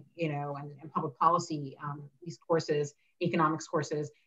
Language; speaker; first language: English; native; English